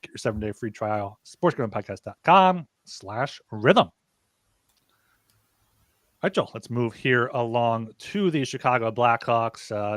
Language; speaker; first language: English; native; English